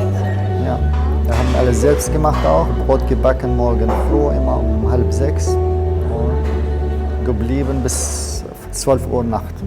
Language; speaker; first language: German; non-native, learner; Arabic